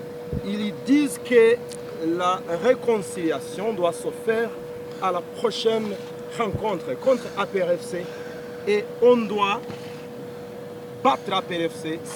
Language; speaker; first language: French; non-native, local second language; Kinyarwanda